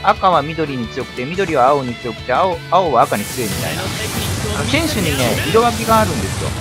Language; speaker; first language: Japanese; native; Japanese